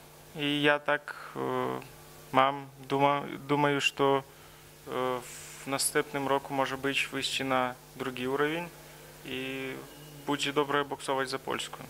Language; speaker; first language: Polish; non-native, learner; Russian